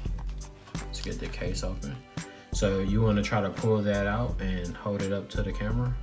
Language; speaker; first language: English; native; English